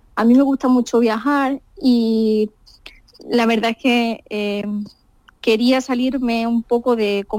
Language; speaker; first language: Spanish; native; Spanish